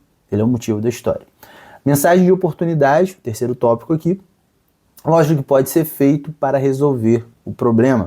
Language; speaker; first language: Portuguese; native; Portuguese